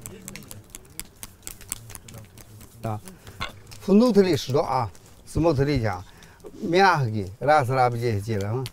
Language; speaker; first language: Russian; non-native, learner; Chinese